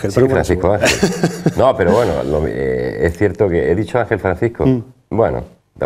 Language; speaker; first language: Spanish; native; Spanish